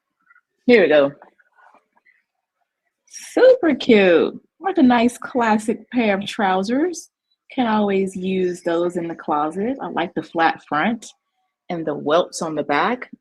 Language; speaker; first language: English; native; English